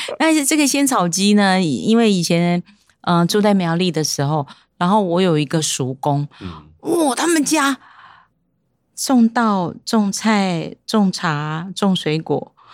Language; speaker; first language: Chinese; non-native, local second language; Hakka Chinese